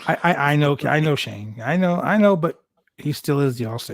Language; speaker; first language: English; native; English